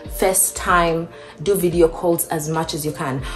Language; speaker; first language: English; non-native, local second language; Ganda